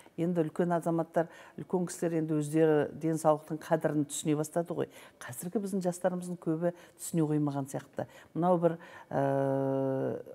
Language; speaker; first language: Kazakh; native; Kazakh